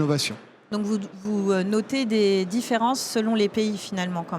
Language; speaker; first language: French; native; French